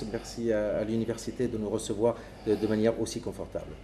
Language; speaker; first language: French; native; French